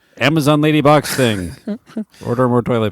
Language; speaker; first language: English; native; English